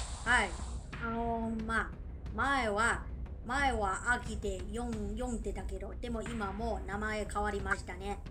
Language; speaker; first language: Japanese; non-native, learner; Chinese